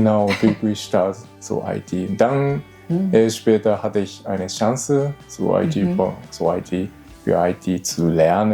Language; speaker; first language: German; non-native, learner; Japanese